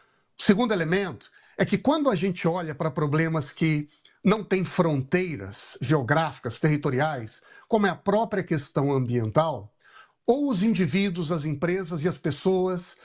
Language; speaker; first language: Portuguese; native; Portuguese